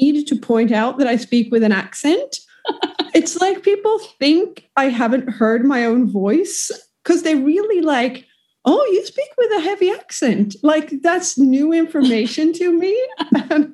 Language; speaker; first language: English; non-native, fluent; Swedish